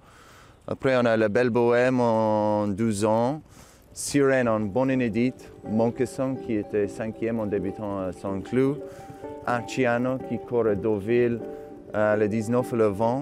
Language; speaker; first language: French; non-native, fluent; English